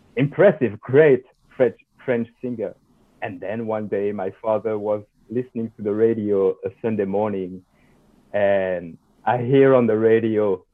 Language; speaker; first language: English; non-native, fluent; French